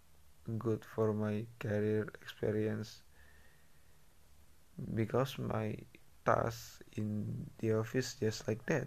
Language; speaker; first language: English; non-native, learner; Indonesian